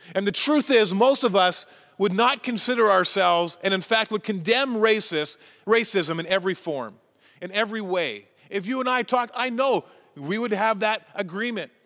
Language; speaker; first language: English; native; English